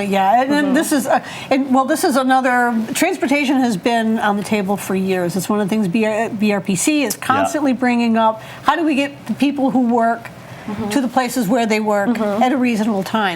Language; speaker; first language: English; native; English